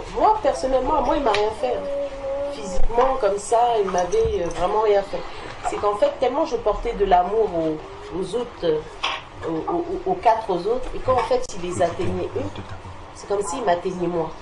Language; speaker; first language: French; native; French